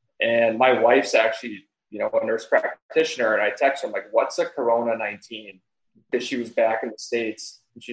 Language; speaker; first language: English; native; English